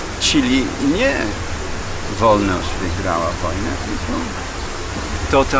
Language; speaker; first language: Polish; non-native, fluent; English